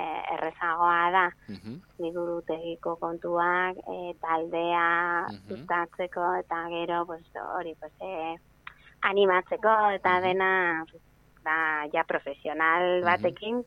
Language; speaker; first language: Basque; non-native, learner; Spanish